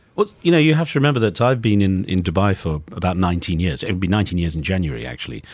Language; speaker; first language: English; native; English